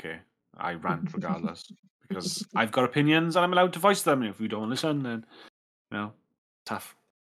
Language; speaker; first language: English; native; English